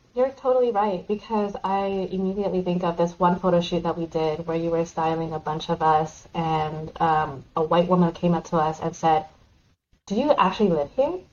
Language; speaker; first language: English; native; English